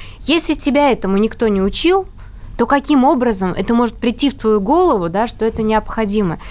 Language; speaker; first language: Russian; native; Russian